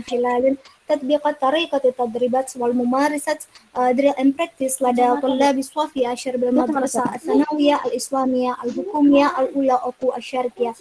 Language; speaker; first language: Arabic; non-native, learner; Indonesian